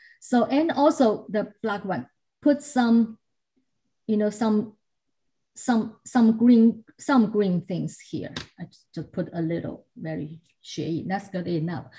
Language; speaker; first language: English; non-native, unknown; Chinese